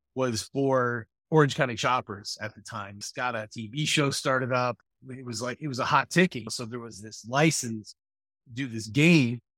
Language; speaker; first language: English; native; English